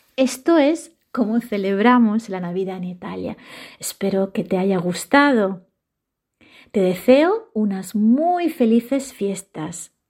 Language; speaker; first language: Spanish; non-native, fluent; Italian